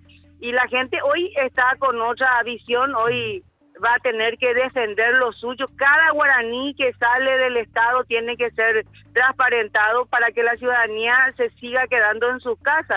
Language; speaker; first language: Spanish; native; Spanish